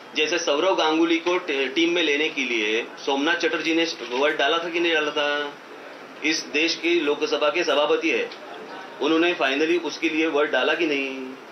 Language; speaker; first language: Hindi; non-native, local second language; Marathi